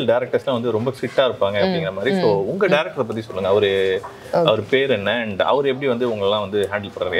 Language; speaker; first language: Tamil; native; Tamil